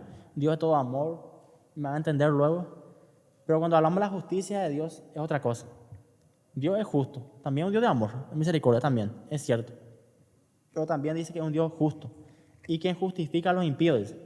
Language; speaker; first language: Spanish; native; Spanish